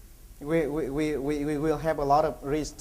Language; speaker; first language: English; non-native, learner; Vietnamese